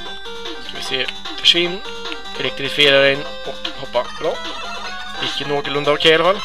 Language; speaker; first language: Swedish; native; Swedish